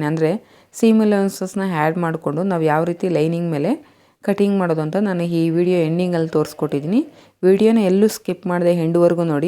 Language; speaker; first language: Kannada; native; Kannada